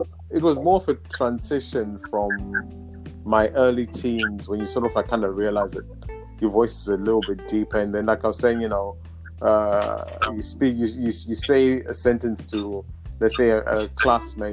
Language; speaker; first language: English; non-native, local second language; Shona